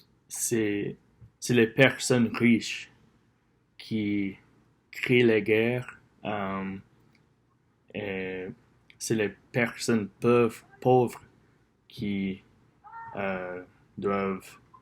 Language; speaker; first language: French; non-native, learner; English